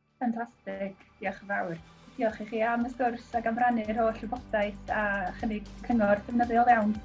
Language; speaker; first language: Welsh; native; Welsh